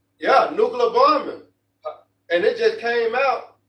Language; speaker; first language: English; native; English